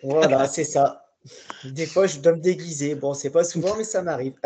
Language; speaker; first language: French; native; French